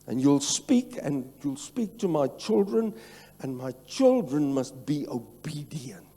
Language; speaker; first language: English; non-native, local second language; Afrikaans